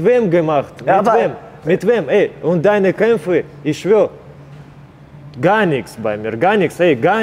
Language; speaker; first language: German; non-native, learner; Russian